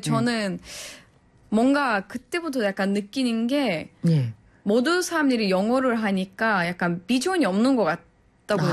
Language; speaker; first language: Korean; non-native, fluent; Turkish